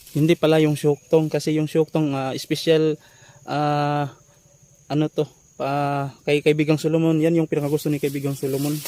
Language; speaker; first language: Filipino; native; Filipino